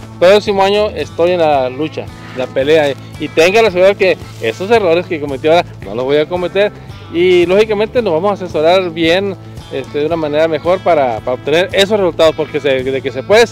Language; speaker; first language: Spanish; native; Spanish